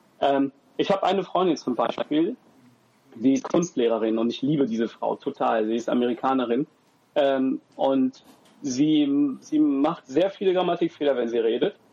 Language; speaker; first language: German; early bilingual, other home language; French